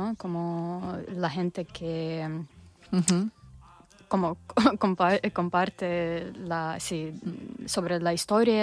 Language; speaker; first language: Spanish; non-native, learner; Russian